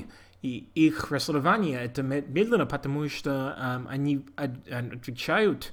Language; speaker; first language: Russian; non-native, learner; English